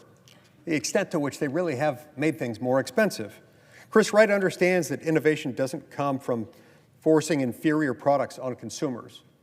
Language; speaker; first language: English; native; English